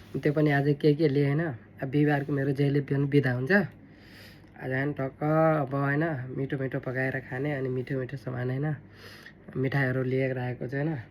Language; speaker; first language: Nepali; non-native, local second language; Maithili